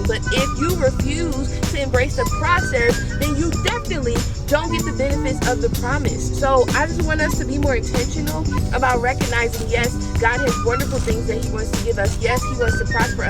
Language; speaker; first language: English; native; English